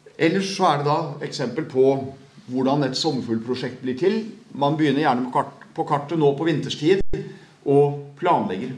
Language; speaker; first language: Norwegian; native; Norwegian